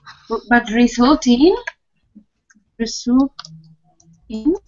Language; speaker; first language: English; non-native, learner; Spanish